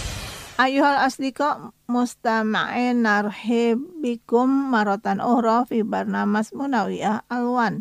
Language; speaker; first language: Arabic; non-native, fluent; Indonesian